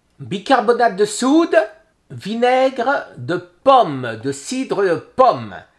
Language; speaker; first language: French; native; French